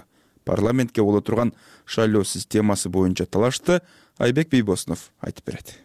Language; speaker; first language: Kyrgyz; native; Kyrgyz